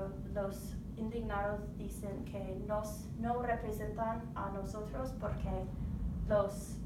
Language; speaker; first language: Spanish; non-native, learner; English